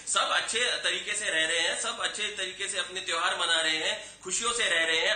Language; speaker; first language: Hindi; native; Hindi